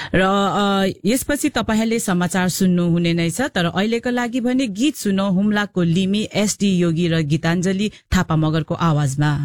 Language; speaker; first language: Nepali; non-native, local second language; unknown